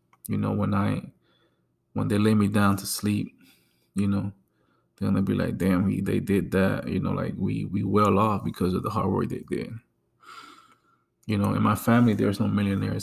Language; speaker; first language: English; early bilingual, other home language; Spanish